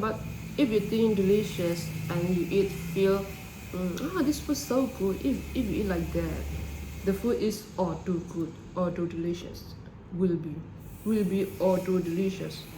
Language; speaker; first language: English; non-native, learner; Burmese